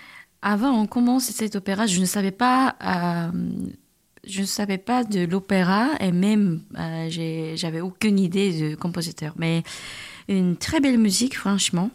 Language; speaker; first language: French; non-native, learner; Korean